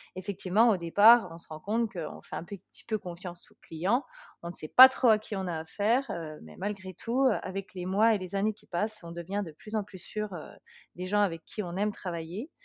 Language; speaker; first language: French; native; French